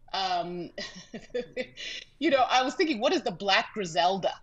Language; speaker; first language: English; native; English